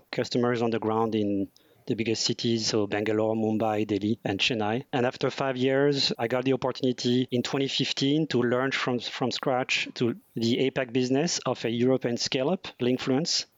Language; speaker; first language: English; non-native, fluent; French